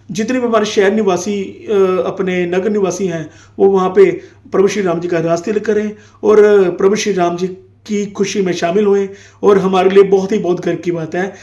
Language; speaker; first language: Hindi; non-native, local second language; Punjabi